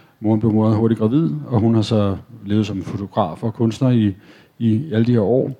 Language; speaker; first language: Danish; native; Danish